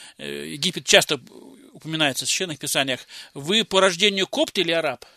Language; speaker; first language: Russian; native; Russian